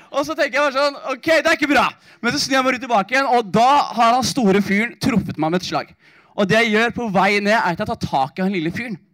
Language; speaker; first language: Norwegian; early bilingual, other home language; Somali